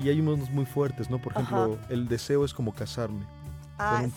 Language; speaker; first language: Spanish; native; Spanish